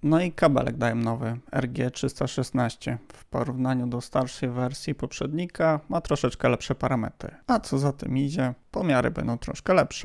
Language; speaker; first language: Polish; native; Polish